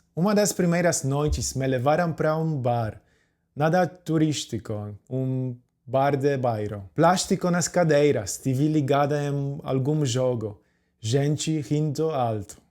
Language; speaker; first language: Portuguese; non-native, fluent; Polish